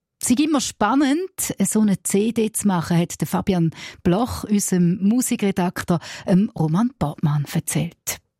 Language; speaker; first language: German; native; German